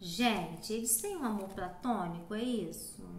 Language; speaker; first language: Portuguese; native; Portuguese